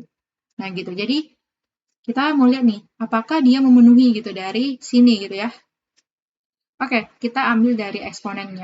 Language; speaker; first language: Indonesian; native; Indonesian